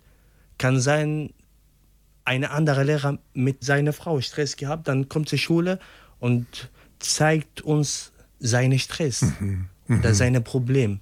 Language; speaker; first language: German; non-native, learner; Arabic